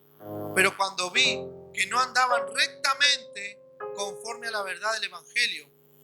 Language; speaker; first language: Spanish; native; Spanish